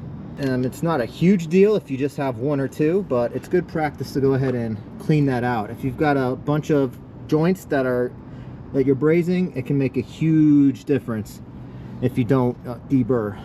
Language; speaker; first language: English; native; English